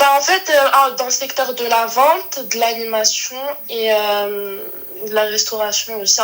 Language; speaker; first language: French; native; French